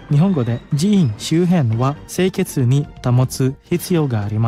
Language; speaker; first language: Japanese; non-native, fluent; Indonesian